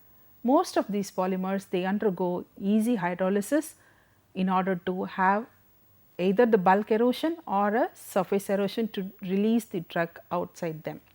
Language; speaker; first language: English; non-native, local second language; Tamil